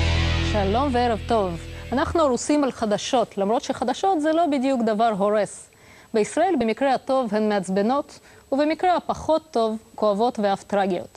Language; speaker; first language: Hebrew; non-native, local second language; Russian